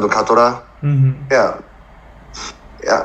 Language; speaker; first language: English; non-native, learner; Japanese